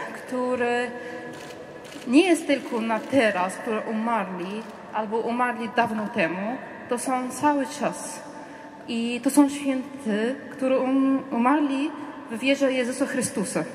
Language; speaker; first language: Polish; non-native, learner; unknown